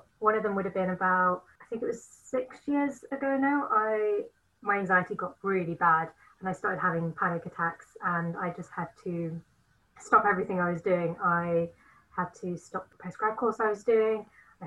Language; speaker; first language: English; native; English